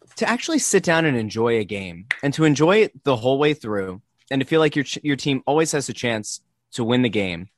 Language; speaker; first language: English; native; English